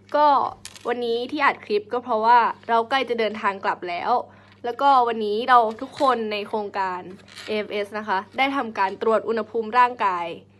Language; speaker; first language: Thai; native; Thai